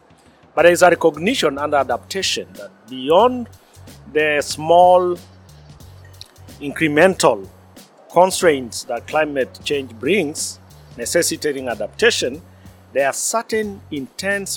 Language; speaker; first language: English; non-native, local second language; Masai